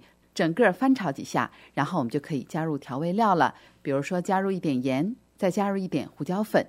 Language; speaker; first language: Chinese; native; Chinese